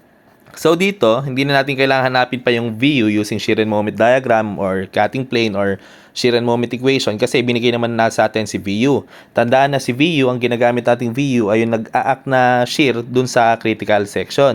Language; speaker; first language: Filipino; native; Filipino